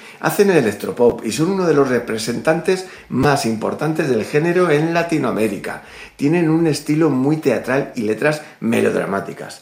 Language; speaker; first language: Spanish; native; Spanish